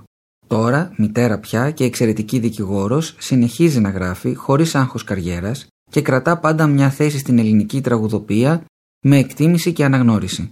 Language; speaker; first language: Greek; native; Greek